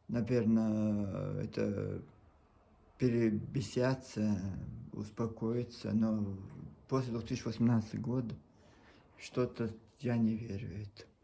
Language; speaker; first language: Russian; non-native, local second language; Chechen